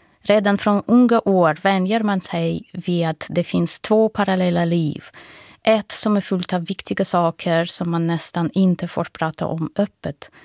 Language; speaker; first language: Swedish; non-native, fluent; Russian